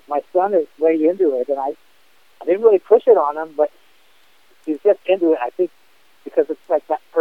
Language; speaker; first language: English; native; English